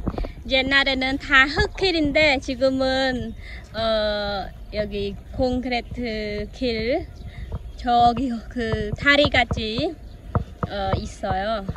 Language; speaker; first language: Korean; non-native, fluent; Khmer